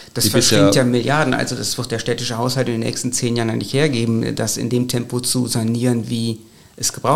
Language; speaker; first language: German; native; German